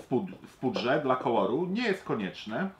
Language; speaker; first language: Polish; early bilingual, heritage; Polish